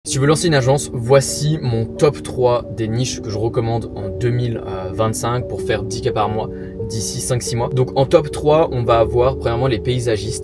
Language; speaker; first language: French; native; French